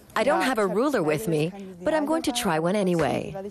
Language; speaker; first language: English; non-native, fluent; Ukrainian